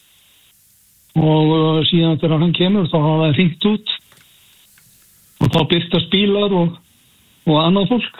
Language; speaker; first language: Icelandic; native; Icelandic